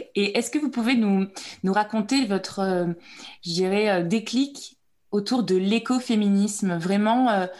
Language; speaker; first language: French; native; French